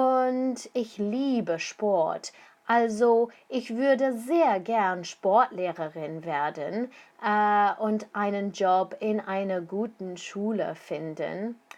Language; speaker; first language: German; non-native, fluent; English